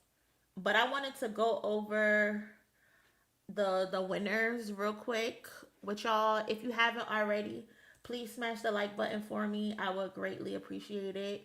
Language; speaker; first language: English; native; English